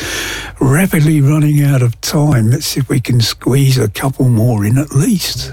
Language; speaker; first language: English; native; English